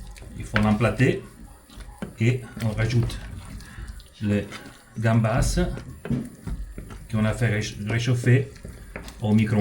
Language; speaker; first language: French; non-native, fluent; Italian